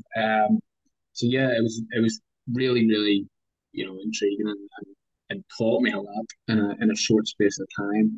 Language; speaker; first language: English; native; English